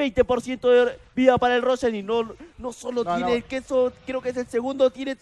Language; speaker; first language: Spanish; native; Spanish